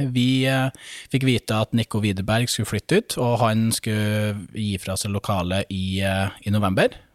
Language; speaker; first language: Norwegian; native; Norwegian